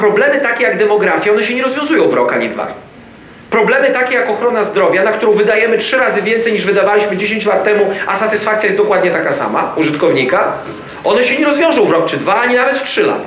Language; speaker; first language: Polish; native; Polish